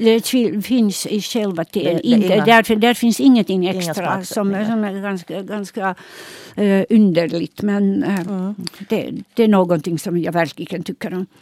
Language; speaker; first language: Swedish; non-native, local second language; Finnish